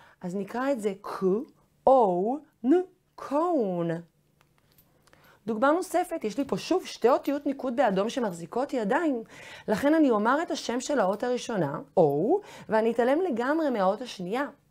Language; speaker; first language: Hebrew; native; Hebrew